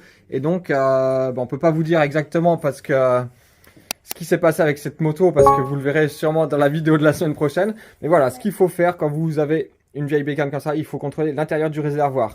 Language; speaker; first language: French; native; French